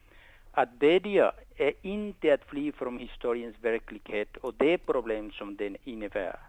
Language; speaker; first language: Swedish; non-native, fluent; Spanish